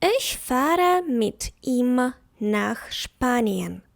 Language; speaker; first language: German; non-native, fluent; Ukrainian